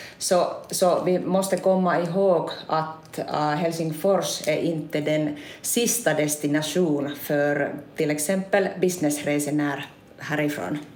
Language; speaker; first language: Swedish; non-native, local second language; Finnish